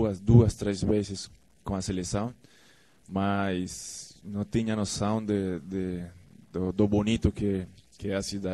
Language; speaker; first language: Portuguese; non-native, fluent; Spanish